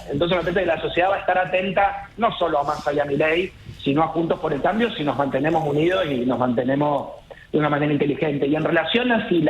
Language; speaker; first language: Spanish; native; Spanish